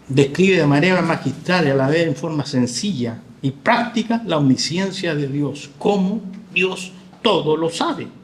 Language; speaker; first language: Spanish; native; Spanish